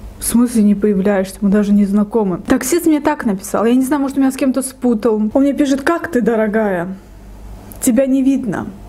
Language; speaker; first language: Russian; non-native, local second language; Lezghian